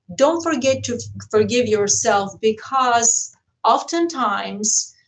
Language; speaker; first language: English; non-native, fluent; Bulgarian